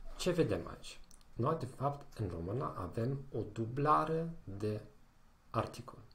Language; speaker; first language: Romanian; non-native, fluent; German